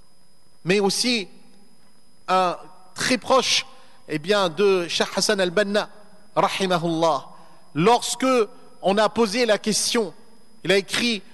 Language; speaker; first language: French; native; French